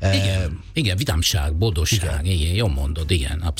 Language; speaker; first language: Hungarian; non-native, fluent; Italian